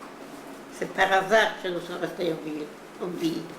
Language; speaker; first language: French; non-native, learner; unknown